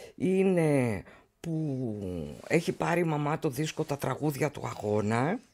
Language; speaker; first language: Greek; native; Greek